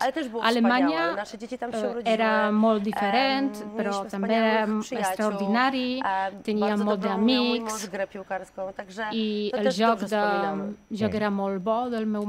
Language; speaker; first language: Catalan; non-native, learner; Polish